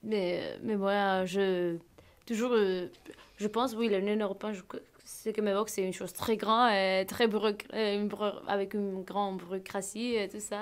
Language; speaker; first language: French; non-native, fluent; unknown